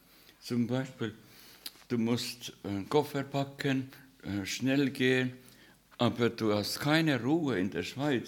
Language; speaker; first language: German; non-native, fluent; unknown